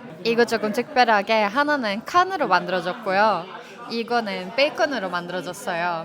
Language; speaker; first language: Korean; non-native, fluent; Norwegian